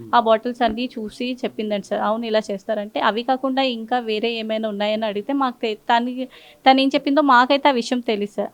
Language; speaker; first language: Telugu; non-native, local second language; Urdu